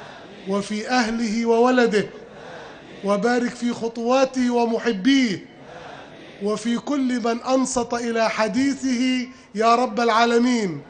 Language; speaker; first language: Arabic; native; Arabic